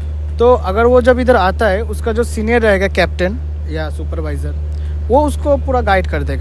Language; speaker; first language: Hindi; non-native, local second language; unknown